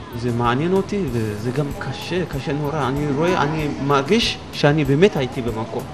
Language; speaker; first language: Hebrew; non-native, fluent; Amharic